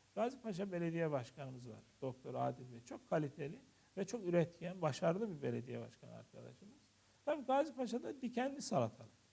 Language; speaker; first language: Turkish; native; Turkish